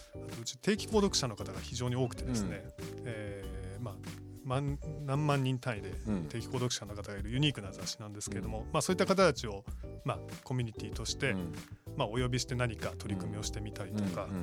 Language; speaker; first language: Japanese; native; Japanese